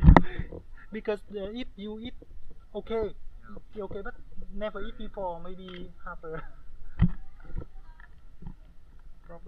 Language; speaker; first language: English; non-native, learner; Vietnamese